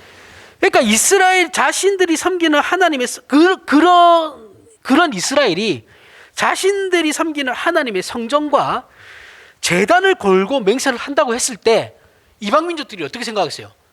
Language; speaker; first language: Korean; native; Korean